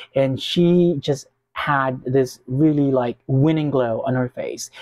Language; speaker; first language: English; non-native, local second language; Hiligaynon